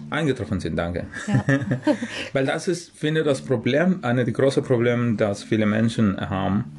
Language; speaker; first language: German; non-native, fluent; Spanish